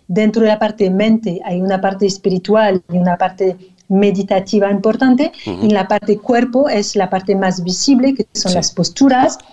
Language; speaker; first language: Spanish; non-native, fluent; French